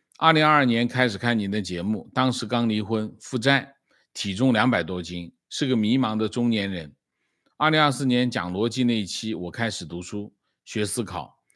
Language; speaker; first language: Chinese; native; Chinese